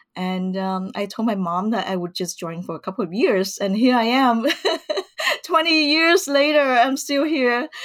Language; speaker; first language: English; early bilingual, other home language; Vietnamese